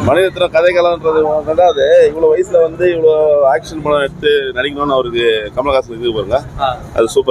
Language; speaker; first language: Tamil; native; Tamil